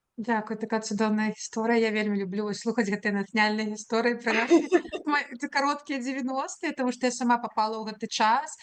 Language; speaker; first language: Belarusian; non-native, local second language; Russian